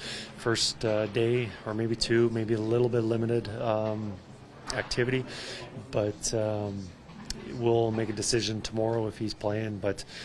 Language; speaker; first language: English; native; English